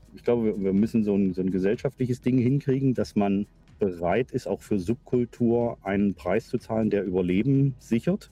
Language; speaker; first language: German; native; German